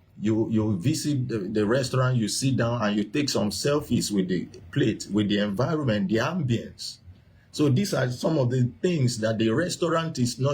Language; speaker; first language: English; non-native, local second language; Yoruba